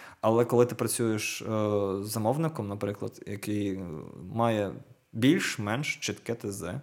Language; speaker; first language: Ukrainian; non-native, local second language; Russian